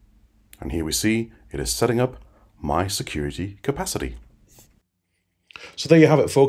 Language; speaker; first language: English; native; English